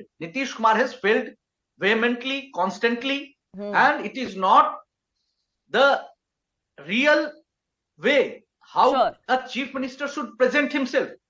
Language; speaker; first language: English; non-native, local second language; Hindi